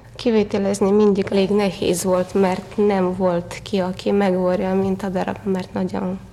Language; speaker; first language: Hungarian; non-native, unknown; Russian